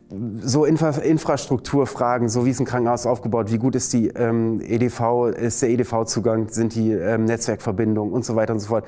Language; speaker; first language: German; native; German